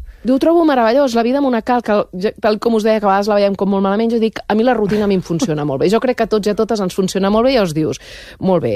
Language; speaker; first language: Catalan; native; Catalan